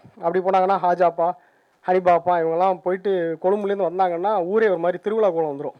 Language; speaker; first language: Tamil; native; Tamil